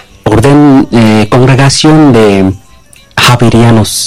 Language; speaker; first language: Spanish; non-native, learner; Bangla